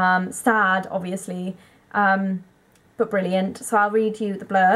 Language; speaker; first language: English; native; English